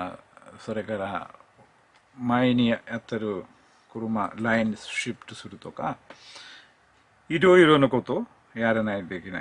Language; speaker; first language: Japanese; non-native, learner; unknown